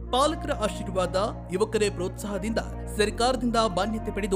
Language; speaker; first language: Kannada; native; Kannada